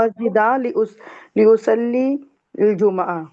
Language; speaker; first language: Arabic; non-native, learner; Urdu